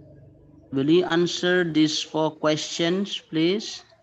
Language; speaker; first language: English; non-native, fluent; Indonesian